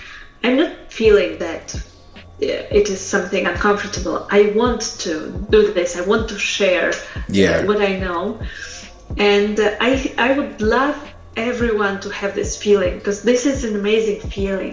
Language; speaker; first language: English; non-native, fluent; Russian